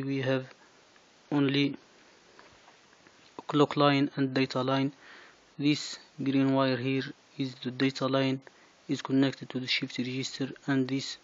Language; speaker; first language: English; non-native, fluent; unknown